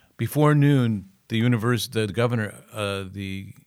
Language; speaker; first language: English; native; English